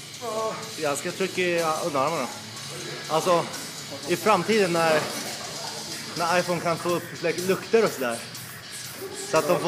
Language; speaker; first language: Swedish; native; Swedish